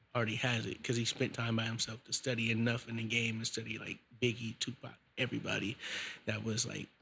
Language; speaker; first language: English; native; English